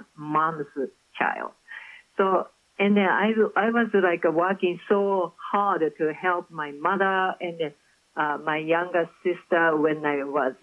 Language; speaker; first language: English; non-native, fluent; Japanese